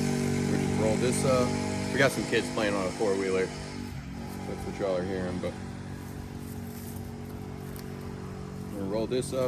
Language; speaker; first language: English; native; English